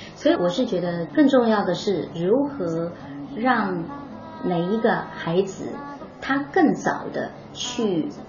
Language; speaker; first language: Chinese; non-native, local second language; Hakka Chinese